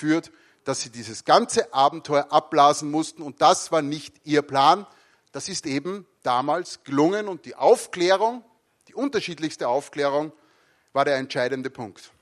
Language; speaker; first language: German; native; German